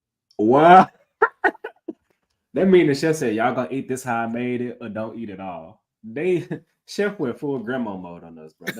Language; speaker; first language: English; native; English